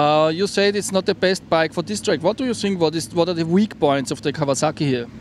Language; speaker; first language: English; non-native, fluent; German